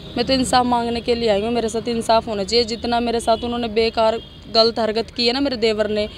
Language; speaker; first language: Hindi; native; Hindi